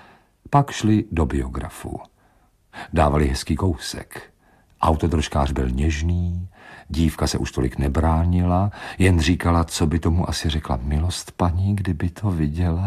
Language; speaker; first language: Czech; native; Czech